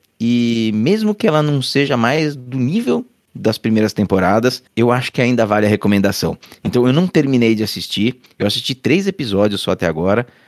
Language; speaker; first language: Portuguese; native; Portuguese